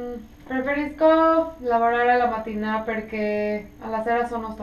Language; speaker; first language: Italian; non-native, learner; English